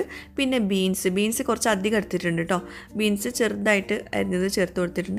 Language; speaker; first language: Malayalam; native; Malayalam